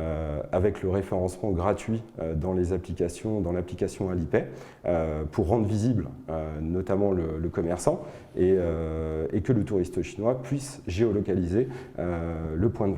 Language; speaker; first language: French; native; French